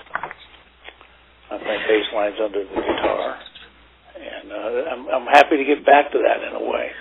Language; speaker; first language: English; native; English